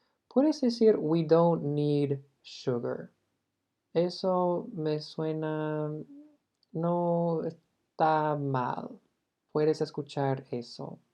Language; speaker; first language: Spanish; non-native, fluent; English